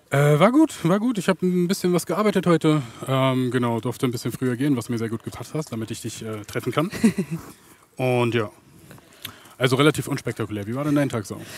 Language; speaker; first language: German; early bilingual, other home language; Arabic